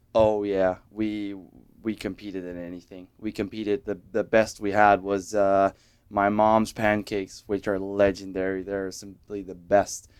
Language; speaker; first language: English; non-native, fluent; Danish